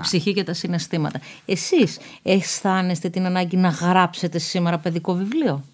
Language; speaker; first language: Greek; native; Greek